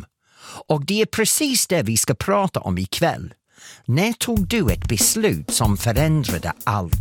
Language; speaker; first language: Swedish; non-native, fluent; English